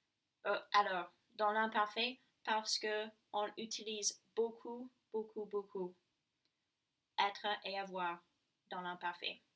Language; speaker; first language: French; non-native, learner; English